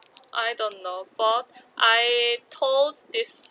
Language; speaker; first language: English; non-native, learner; Korean